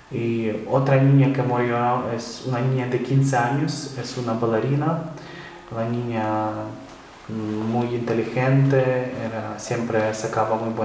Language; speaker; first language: Spanish; non-native, fluent; Ukrainian